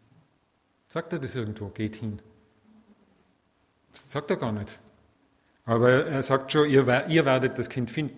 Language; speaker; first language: German; native; German